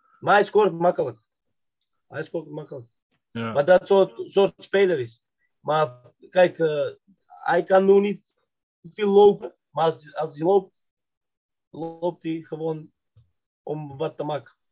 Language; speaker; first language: Dutch; non-native, fluent; Macedonian